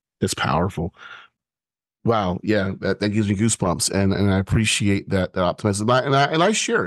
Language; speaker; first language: English; native; English